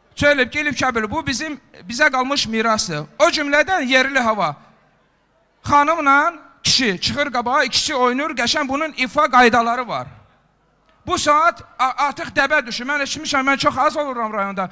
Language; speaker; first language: Azerbaijani; non-native, local second language; Avaric